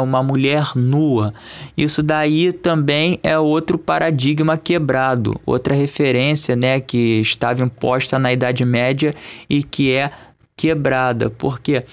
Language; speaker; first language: Portuguese; native; Portuguese